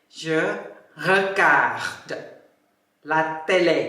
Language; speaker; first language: French; non-native, fluent; Thai